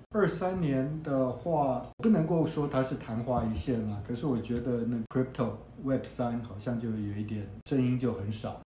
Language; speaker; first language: Chinese; native; Chinese